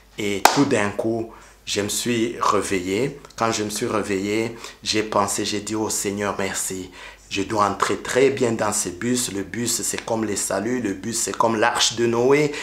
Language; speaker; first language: French; non-native, local second language; Kinyarwanda